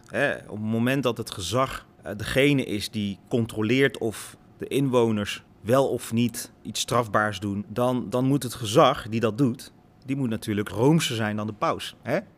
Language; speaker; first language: Dutch; early bilingual, other home language; Lingala